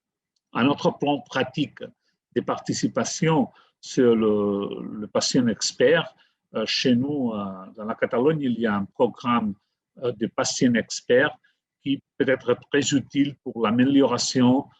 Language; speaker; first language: French; non-native, fluent; Catalan